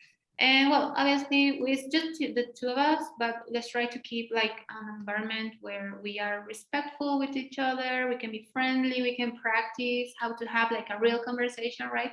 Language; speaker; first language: English; non-native, fluent; Spanish